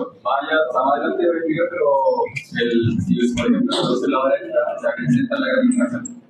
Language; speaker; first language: Spanish; native; Spanish